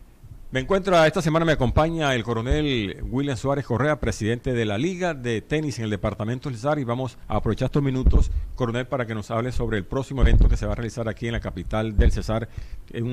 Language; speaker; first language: Spanish; native; Spanish